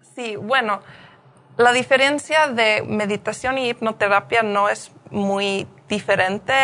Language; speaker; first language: Spanish; early bilingual, heritage; Spanish